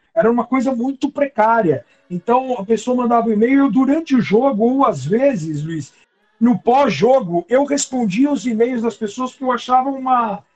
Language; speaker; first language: Portuguese; native; Portuguese